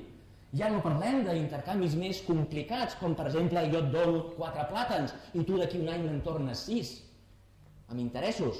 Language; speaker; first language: Catalan; native; Catalan